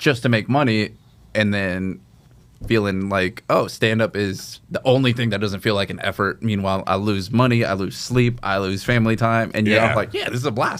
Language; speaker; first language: English; native; English